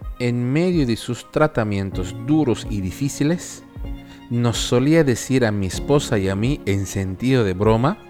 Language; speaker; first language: Spanish; native; Spanish